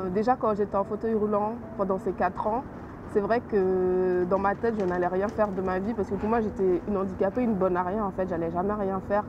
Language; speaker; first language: French; native; French